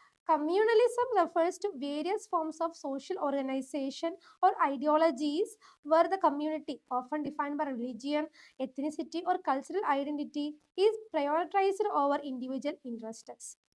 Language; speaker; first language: English; non-native, local second language; Malayalam